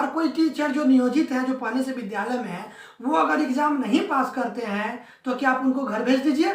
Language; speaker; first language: Hindi; native; Hindi